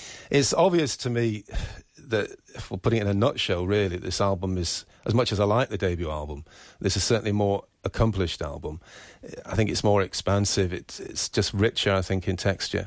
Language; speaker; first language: English; native; English